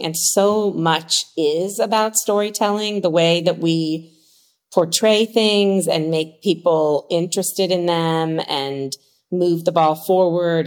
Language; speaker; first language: English; native; English